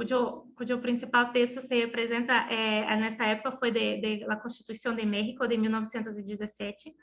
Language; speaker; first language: Spanish; non-native, learner; Portuguese